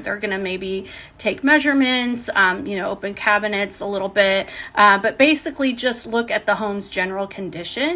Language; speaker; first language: English; native; English